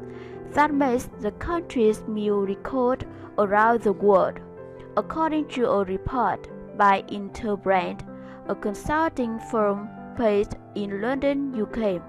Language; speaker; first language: English; non-native, learner; Vietnamese